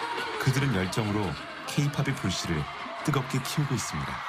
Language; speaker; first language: Korean; native; Korean